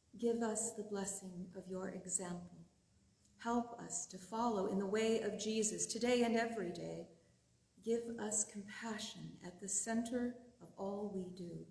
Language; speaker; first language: English; native; English